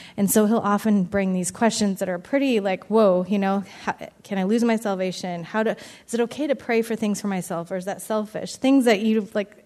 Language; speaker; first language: English; native; English